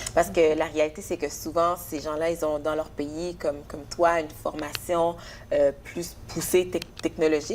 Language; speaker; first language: French; native; French